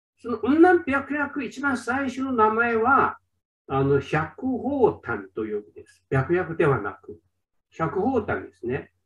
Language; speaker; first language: Japanese; non-native, fluent; Chinese